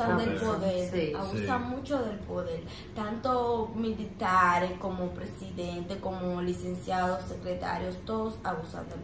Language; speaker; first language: Spanish; native; Spanish